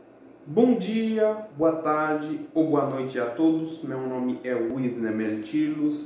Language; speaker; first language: Portuguese; non-native, fluent; Haitian Creole